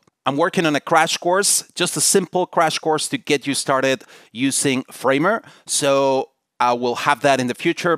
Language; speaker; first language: English; non-native, fluent; Spanish